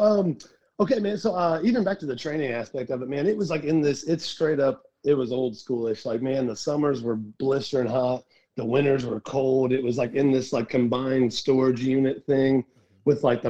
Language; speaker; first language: English; native; English